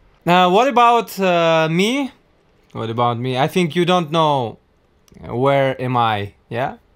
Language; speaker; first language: English; non-native, learner; Tatar